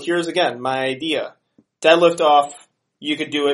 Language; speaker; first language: English; native; English